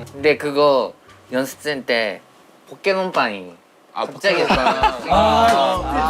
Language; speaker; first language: Korean; non-native, fluent; Japanese